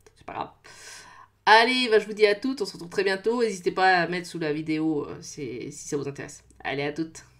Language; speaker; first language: French; native; French